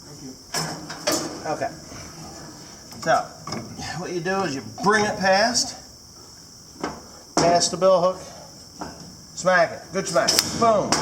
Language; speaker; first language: English; native; English